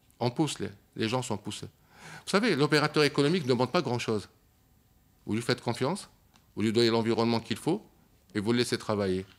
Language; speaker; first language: French; non-native, local second language; Arabic